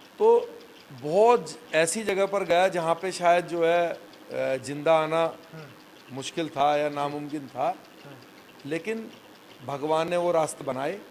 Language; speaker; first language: Hindi; native; Hindi